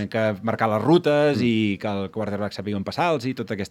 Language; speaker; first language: Catalan; native; Catalan